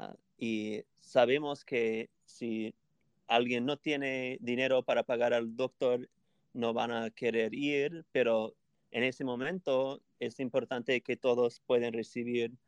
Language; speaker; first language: Spanish; non-native, fluent; English